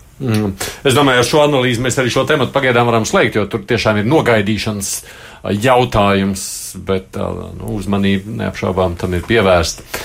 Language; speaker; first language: Latvian; native; Latvian